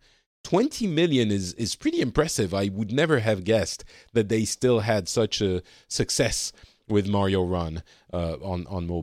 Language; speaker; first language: English; non-native, fluent; French